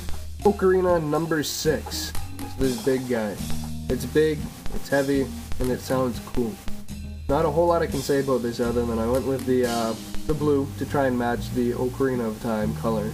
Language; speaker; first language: English; native; English